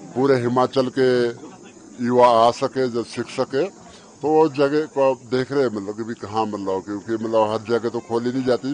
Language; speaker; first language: Hindi; native; Hindi